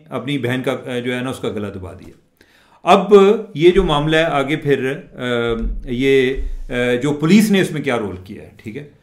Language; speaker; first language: Urdu; non-native, local second language; Punjabi